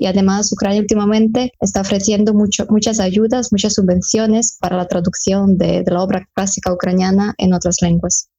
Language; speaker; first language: Spanish; non-native, fluent; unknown